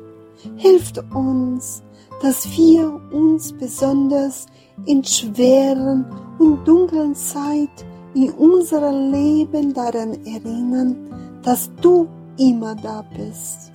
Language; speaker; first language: German; non-native, fluent; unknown